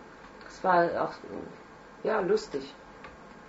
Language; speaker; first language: German; non-native, fluent; Turkish